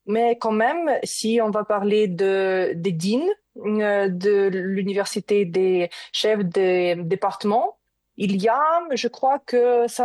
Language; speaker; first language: French; non-native, learner; Ukrainian